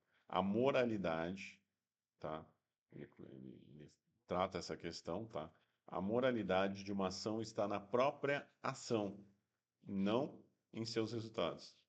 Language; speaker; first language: Portuguese; native; Portuguese